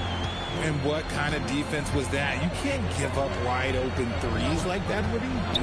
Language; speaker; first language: English; native; English